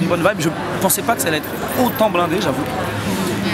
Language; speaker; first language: French; native; French